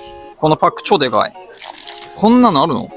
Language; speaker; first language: Japanese; native; Japanese